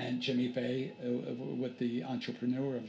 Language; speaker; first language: English; native; English